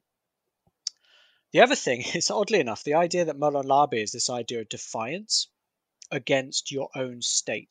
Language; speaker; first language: English; native; English